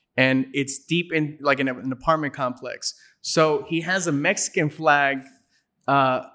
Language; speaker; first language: English; native; English